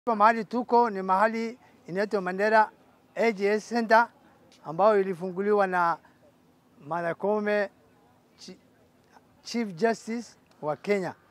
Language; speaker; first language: Swahili; non-native, local second language; Somali